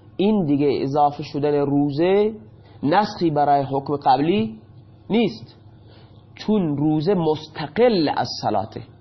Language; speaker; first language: Persian; non-native, local second language; Baluchi